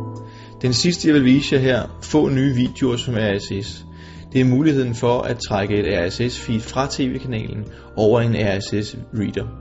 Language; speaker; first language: Danish; native; Danish